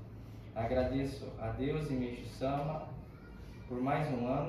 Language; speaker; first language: Portuguese; native; Portuguese